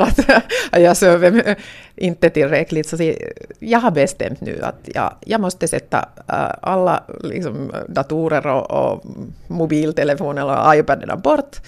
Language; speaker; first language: Swedish; non-native, local second language; Finnish